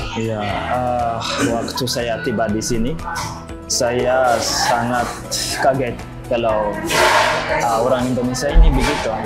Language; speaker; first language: Indonesian; non-native, learner; Malagasy